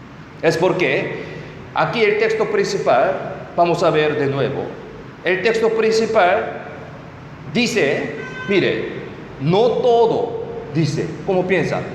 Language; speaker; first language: Spanish; non-native, fluent; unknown